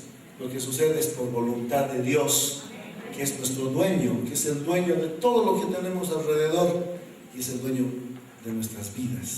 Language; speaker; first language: Spanish; native; Spanish